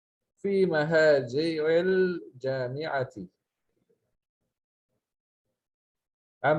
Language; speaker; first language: Arabic; non-native, fluent; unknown